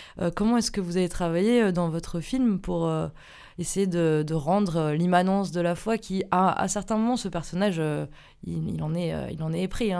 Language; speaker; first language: French; native; French